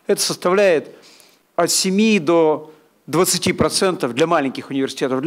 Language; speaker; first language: Russian; native; Russian